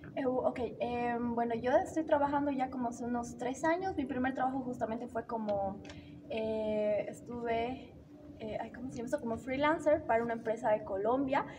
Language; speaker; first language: Spanish; native; Spanish